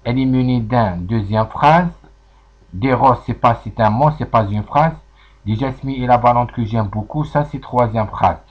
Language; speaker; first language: French; non-native, local second language; Arabic